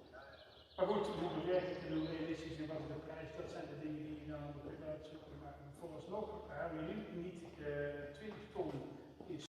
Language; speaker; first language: Dutch; native; Dutch